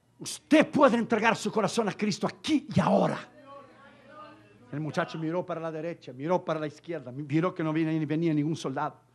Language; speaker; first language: Spanish; non-native, fluent; Portuguese